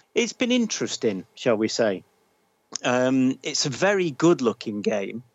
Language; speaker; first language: English; native; English